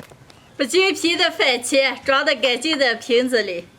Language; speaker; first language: Chinese; native; Chinese